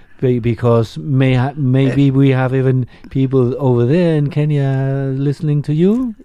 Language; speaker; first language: English; non-native, fluent; Spanish